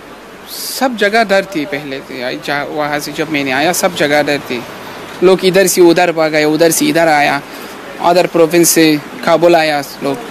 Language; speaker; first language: Hindi; non-native, learner; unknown